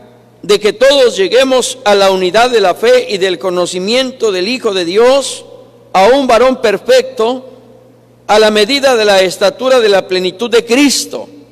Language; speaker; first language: Spanish; native; Spanish